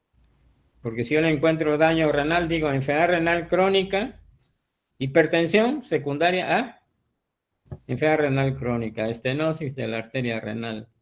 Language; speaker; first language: Spanish; native; Spanish